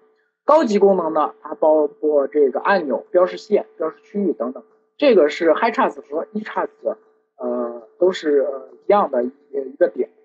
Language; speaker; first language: Chinese; native; Chinese